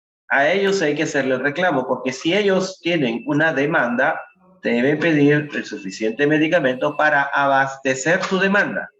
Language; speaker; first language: Spanish; native; Spanish